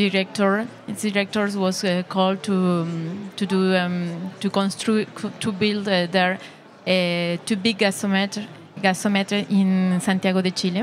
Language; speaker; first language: English; non-native, learner; Spanish